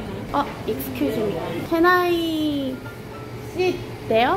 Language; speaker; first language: English; non-native, learner; Korean